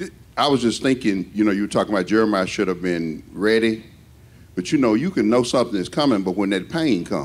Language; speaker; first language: English; native; English